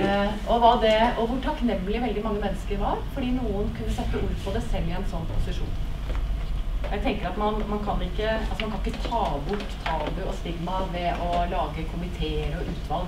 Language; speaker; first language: Norwegian; native; Norwegian